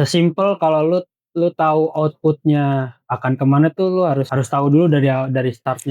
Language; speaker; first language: Indonesian; native; Indonesian